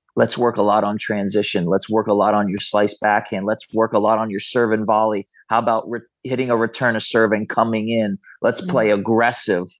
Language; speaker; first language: English; native; English